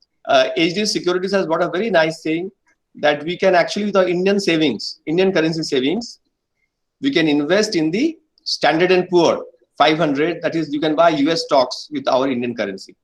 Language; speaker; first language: English; non-native, local second language; Bangla